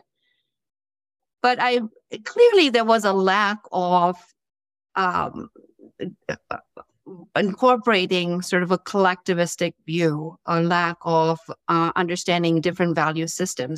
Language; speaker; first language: English; non-native, local second language; Gujarati